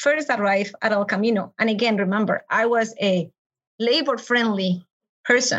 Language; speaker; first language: English; non-native, fluent; Spanish